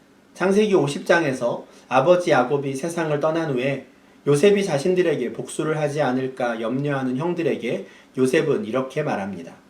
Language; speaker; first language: Korean; native; Korean